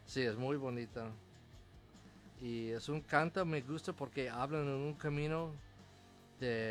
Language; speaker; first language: Spanish; non-native, learner; English